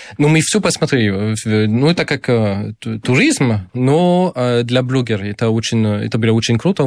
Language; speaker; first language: Russian; non-native, learner; French